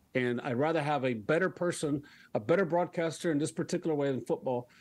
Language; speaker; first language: English; early bilingual, other home language; Spanish